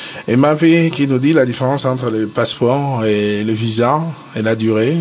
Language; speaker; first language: French; non-native, local second language; Lingala